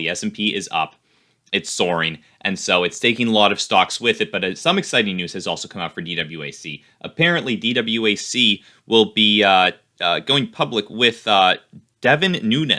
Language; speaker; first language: English; native; English